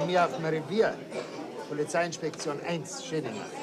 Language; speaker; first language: German; native; German